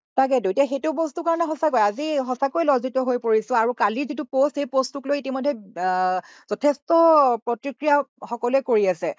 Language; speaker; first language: Assamese; native; Assamese